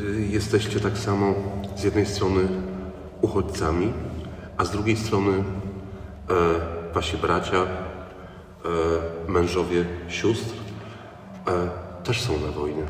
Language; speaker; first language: Polish; native; Polish